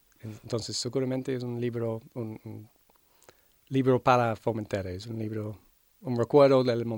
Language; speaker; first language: Spanish; non-native, fluent; English